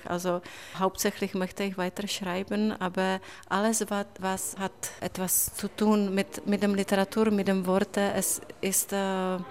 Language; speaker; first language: German; non-native, fluent; Czech